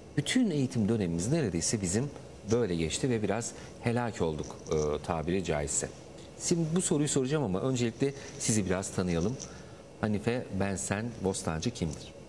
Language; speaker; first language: Turkish; native; Turkish